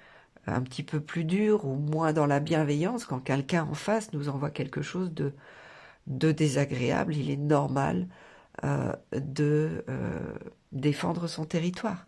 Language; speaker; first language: French; native; French